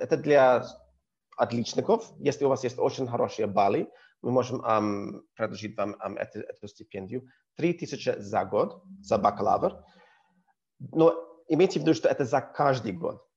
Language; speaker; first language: Russian; non-native, learner; English